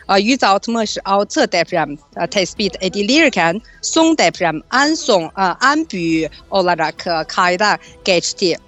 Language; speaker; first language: Turkish; non-native, fluent; Chinese